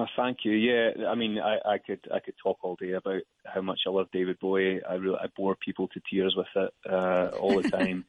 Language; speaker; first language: English; native; English